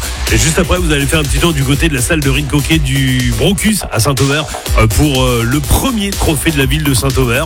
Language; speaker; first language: French; native; French